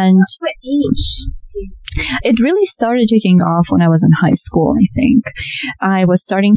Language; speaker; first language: English; non-native, fluent; Romanian